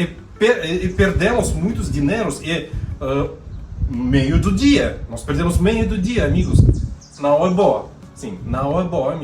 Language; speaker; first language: Portuguese; non-native, learner; Russian